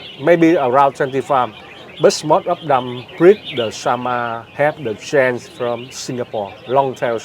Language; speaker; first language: English; non-native, learner; Vietnamese